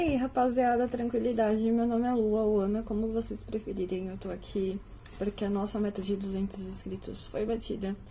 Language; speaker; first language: Portuguese; native; Portuguese